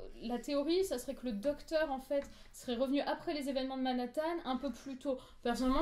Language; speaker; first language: French; native; French